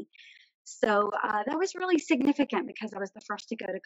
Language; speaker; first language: English; native; English